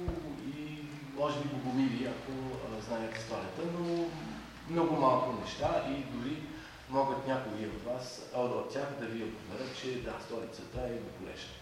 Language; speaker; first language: Bulgarian; non-native, fluent; French